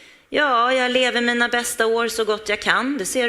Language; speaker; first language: Swedish; native; Swedish